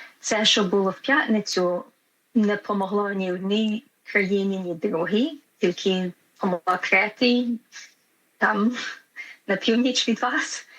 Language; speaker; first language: Ukrainian; early bilingual, heritage; Ukrainian